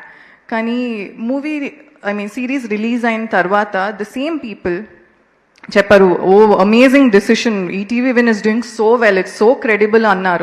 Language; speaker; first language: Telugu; non-native, local second language; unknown